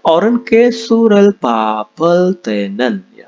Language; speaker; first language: Korean; non-native, fluent; Indonesian